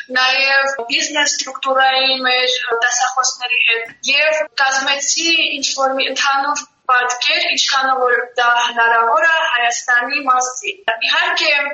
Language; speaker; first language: Armenian; early bilingual, heritage; Armenian